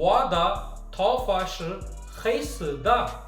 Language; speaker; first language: Chinese; non-native, fluent; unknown